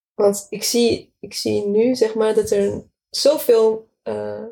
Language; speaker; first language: Dutch; non-native, fluent; Arabic